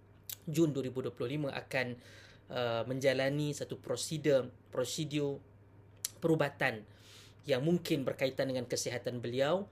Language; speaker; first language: Malay; native; Malay